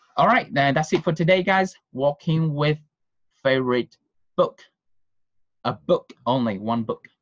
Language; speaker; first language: English; non-native, fluent; Vietnamese